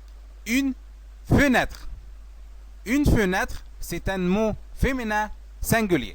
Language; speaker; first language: French; non-native, fluent; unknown